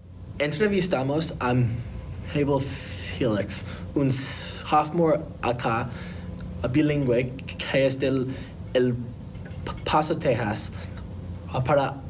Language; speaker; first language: Spanish; non-native, learner; English